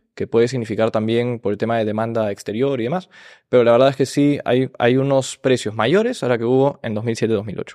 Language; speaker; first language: Spanish; early bilingual, heritage; Spanish